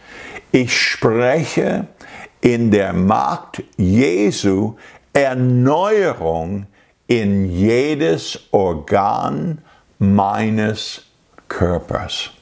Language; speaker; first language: German; non-native, fluent; English